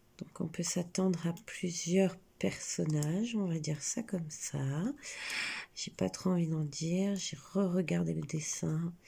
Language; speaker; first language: French; native; French